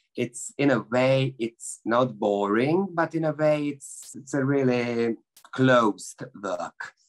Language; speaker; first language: English; non-native, fluent; Hungarian